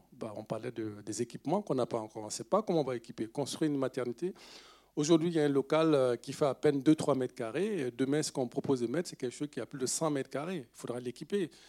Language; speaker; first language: French; non-native, local second language; Dyula